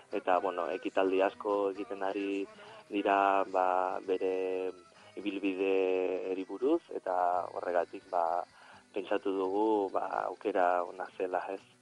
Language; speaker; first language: Basque; non-native, fluent; Catalan